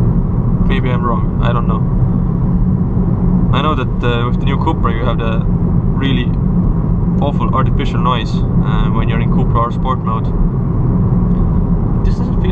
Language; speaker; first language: English; non-native, fluent; Estonian